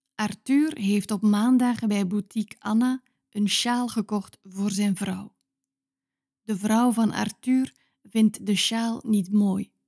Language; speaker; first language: Dutch; native; Dutch